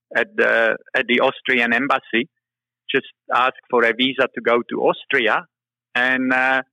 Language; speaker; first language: English; non-native, fluent; Czech